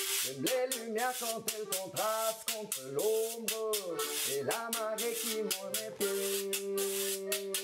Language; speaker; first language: French; non-native, fluent; Spanish